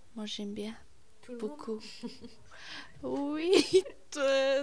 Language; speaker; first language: French; non-native, learner; Persian